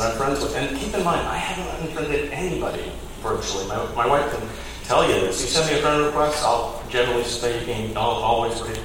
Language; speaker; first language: English; native; English